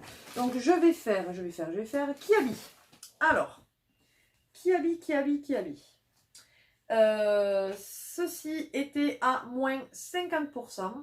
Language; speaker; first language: French; native; French